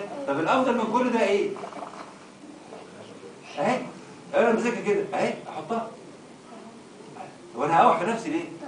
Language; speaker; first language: Arabic; native; Arabic